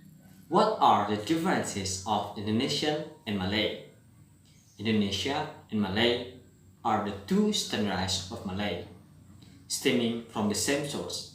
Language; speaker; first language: English; non-native, learner; Indonesian